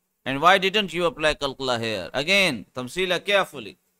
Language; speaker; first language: English; non-native, local second language; Urdu